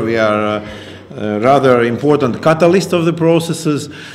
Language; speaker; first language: English; non-native, fluent; Latvian